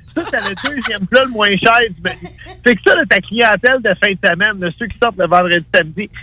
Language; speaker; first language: French; native; French